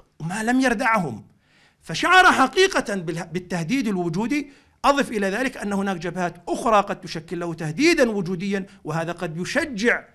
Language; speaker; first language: Arabic; native; Arabic